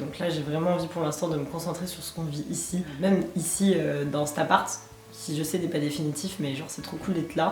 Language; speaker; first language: French; native; French